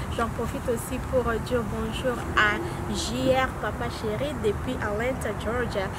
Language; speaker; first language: French; non-native, local second language; Lingala